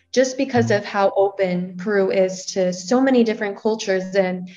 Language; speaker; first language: English; native; English